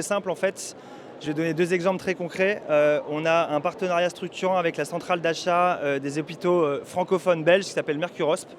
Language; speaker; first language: French; native; French